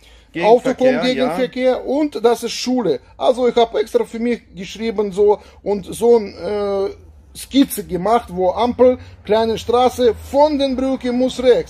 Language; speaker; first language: German; non-native, learner; Russian